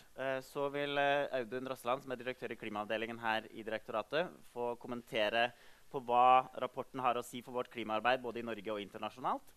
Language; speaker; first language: Norwegian; native; Norwegian